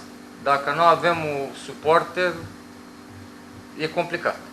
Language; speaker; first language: Romanian; non-native, fluent; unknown